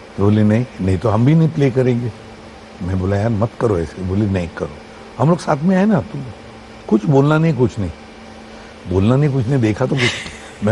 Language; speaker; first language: Hindi; non-native, local second language; Marathi